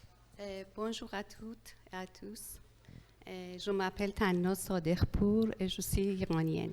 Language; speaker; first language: French; non-native, learner; Persian